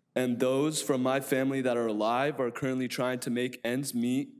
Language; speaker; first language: English; native; English